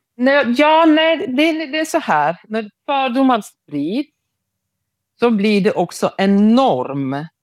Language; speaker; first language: Swedish; non-native, local second language; Romany